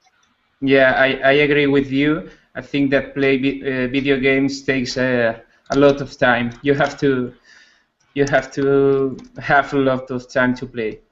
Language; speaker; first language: English; non-native, learner; Spanish